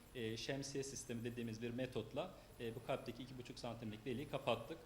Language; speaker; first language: Turkish; native; Turkish